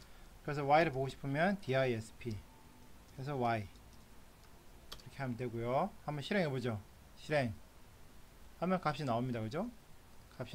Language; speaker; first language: Korean; native; Korean